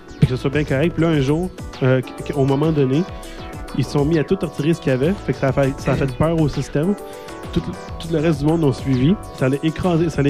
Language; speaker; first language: French; native; French